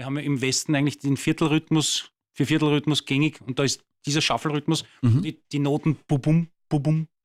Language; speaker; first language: German; native; German